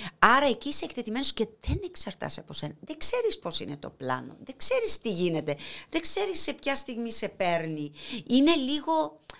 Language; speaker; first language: Greek; non-native, fluent; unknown